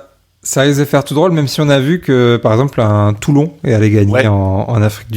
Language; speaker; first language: French; native; French